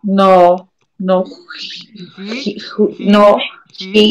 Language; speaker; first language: English; non-native, learner; Spanish